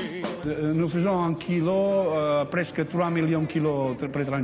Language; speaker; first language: French; non-native, learner; Spanish